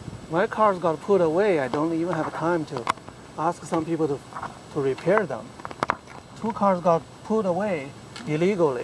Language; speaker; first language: English; non-native, fluent; Chinese